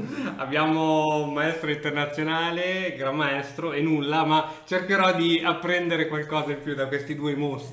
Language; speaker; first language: Italian; native; Italian